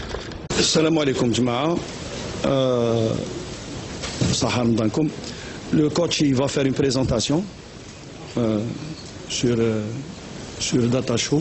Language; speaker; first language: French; non-native, local second language; Arabic